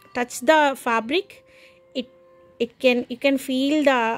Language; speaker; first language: English; non-native, local second language; Telugu